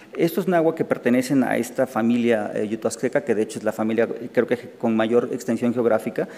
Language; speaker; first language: Spanish; native; Spanish